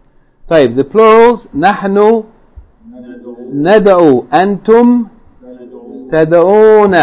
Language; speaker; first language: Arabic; non-native, fluent; English